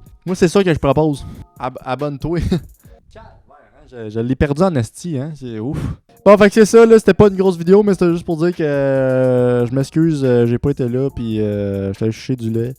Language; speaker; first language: French; native; French